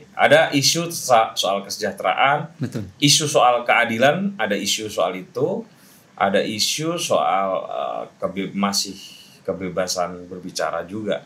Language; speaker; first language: Indonesian; non-native, local second language; Javanese